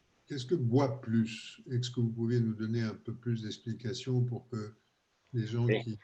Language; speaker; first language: French; native; French